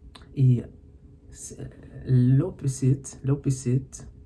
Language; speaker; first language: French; non-native, learner; English